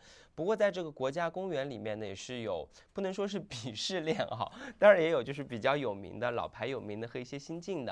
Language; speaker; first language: Chinese; native; Chinese